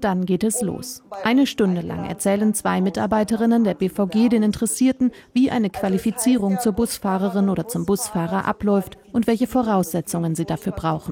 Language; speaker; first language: German; native; German